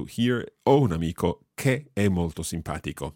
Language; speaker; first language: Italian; non-native, fluent; English